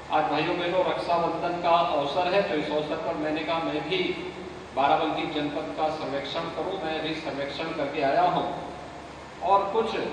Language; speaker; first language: Hindi; native; Hindi